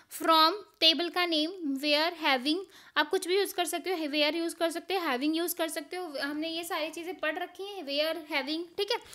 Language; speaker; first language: Hindi; native; Hindi